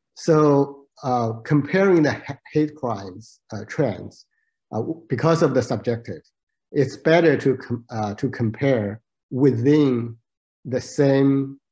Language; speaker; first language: English; non-native, fluent; Chinese